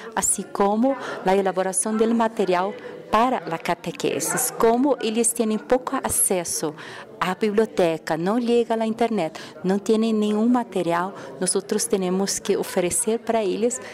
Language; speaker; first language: Spanish; non-native, fluent; Portuguese